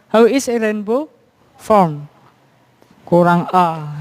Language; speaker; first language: English; non-native, fluent; Indonesian